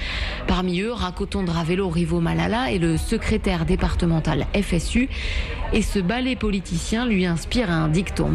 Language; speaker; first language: French; native; French